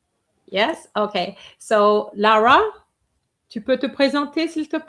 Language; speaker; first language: French; non-native, fluent; English